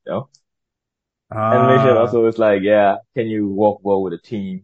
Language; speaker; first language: English; non-native, fluent; Burmese